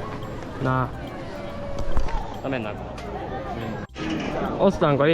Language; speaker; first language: Finnish; non-native, learner; Japanese